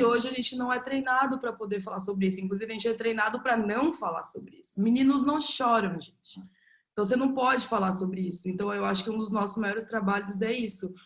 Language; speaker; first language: Portuguese; native; Portuguese